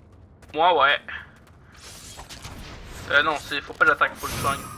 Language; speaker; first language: French; native; French